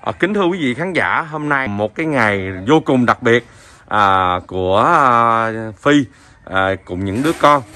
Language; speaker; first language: Vietnamese; native; Vietnamese